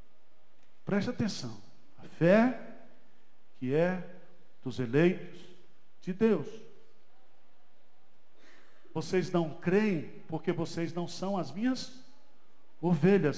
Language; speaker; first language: Portuguese; native; Portuguese